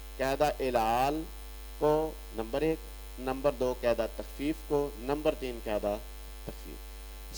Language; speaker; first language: Urdu; non-native, local second language; Punjabi